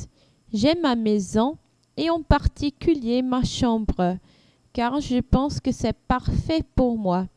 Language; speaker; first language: French; non-native, learner; English